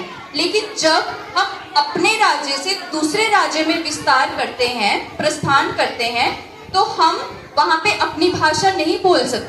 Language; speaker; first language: Hindi; native; Hindi